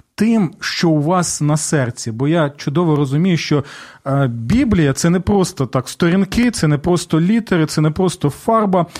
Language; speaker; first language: Ukrainian; native; Ukrainian